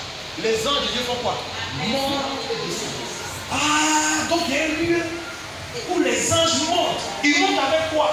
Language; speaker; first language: French; native; French